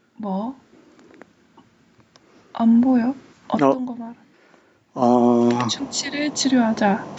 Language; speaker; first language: Korean; early bilingual, heritage; Korean